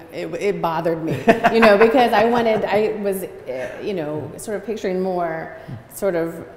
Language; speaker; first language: English; native; English